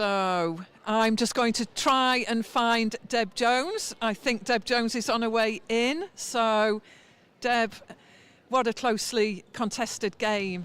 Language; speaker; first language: English; native; English